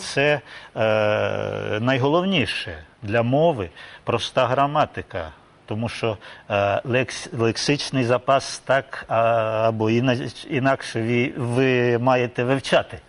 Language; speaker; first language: Ukrainian; non-native, local second language; Russian